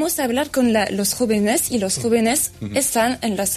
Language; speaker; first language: Spanish; non-native, fluent; French